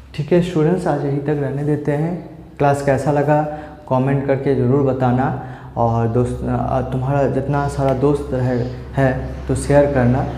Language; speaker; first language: Hindi; non-native, local second language; Bangla